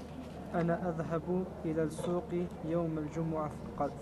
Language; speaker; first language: Arabic; non-native, learner; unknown